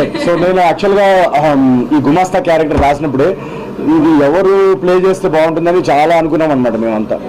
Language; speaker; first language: Telugu; native; Telugu